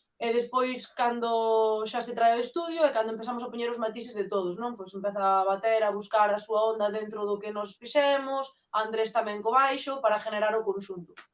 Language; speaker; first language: Galician; native; Galician